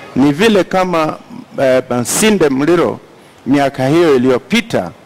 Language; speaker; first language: Swahili; non-native, local second language; Luyia